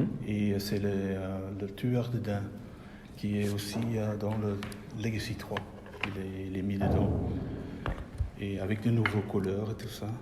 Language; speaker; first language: French; non-native, local second language; Dutch